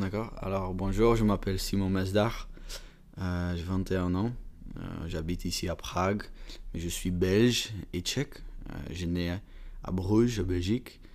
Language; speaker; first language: French; non-native, learner; Dutch